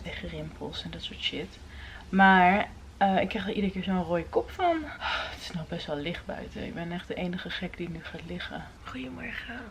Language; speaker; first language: Dutch; native; Dutch